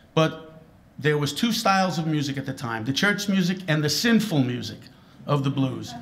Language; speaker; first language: English; native; English